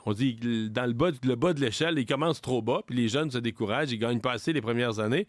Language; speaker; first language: French; native; French